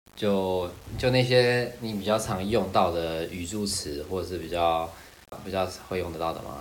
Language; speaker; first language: Chinese; native; Chinese